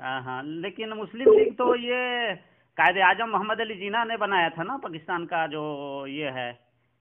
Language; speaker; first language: Hindi; native; Hindi